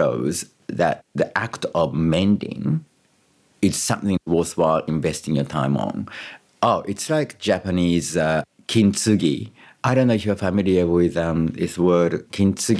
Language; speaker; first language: English; non-native, fluent; Japanese